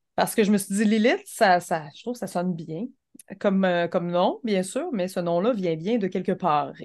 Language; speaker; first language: French; native; French